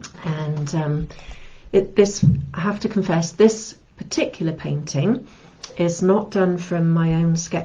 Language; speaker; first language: English; native; English